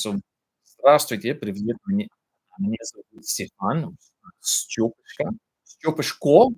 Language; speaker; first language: Russian; non-native, learner; English